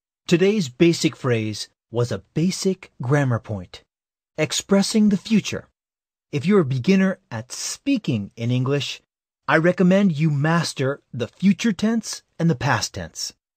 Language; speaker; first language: English; native; English